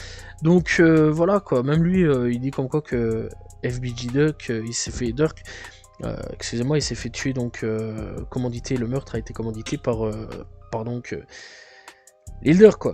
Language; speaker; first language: French; native; French